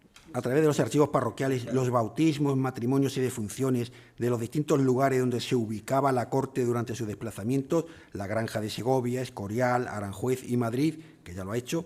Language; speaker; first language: Spanish; native; Spanish